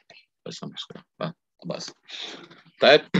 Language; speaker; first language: Arabic; non-native, fluent; Indonesian